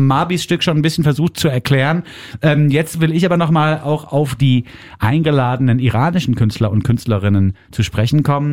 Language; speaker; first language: German; native; German